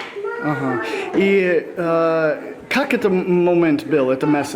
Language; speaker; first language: Russian; non-native, learner; English